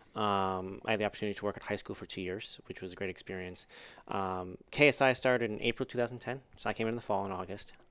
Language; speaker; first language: English; native; English